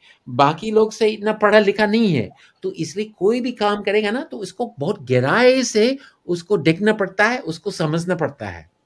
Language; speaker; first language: Hindi; non-native, fluent; English